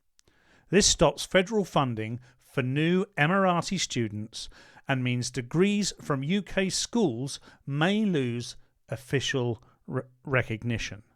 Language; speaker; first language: English; native; English